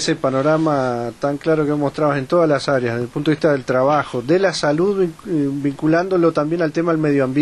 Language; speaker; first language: Spanish; native; Spanish